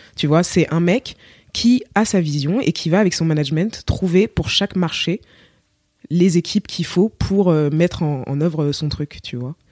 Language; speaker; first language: French; native; French